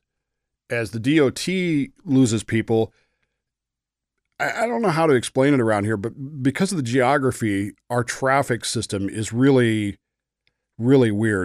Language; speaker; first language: English; native; English